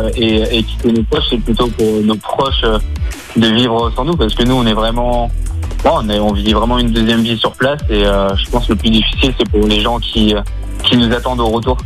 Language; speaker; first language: French; native; French